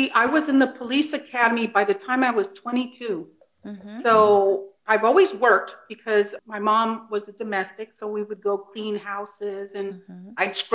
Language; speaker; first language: English; early bilingual, other home language; Spanish